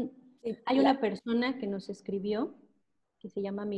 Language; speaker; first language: Spanish; native; Spanish